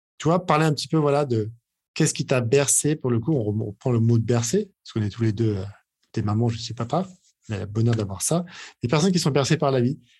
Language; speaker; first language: French; native; French